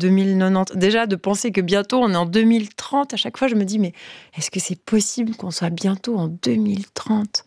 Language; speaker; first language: French; native; French